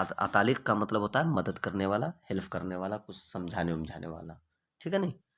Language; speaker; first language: Urdu; native; Urdu